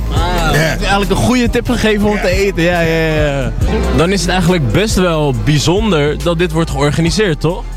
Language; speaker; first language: Dutch; native; Dutch